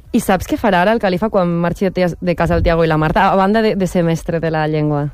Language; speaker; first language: Catalan; native; Catalan